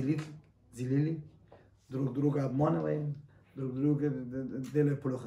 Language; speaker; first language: Russian; non-native, learner; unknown